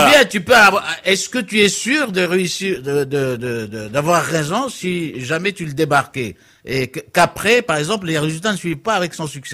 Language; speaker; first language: French; non-native, local second language; Arabic